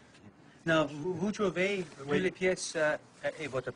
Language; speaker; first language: French; non-native, learner; English